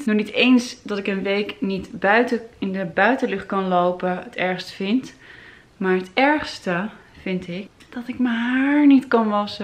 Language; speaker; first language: Dutch; native; Dutch